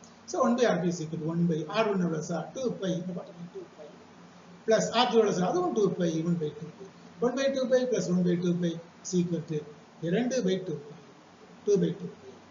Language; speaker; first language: English; non-native, local second language; Tamil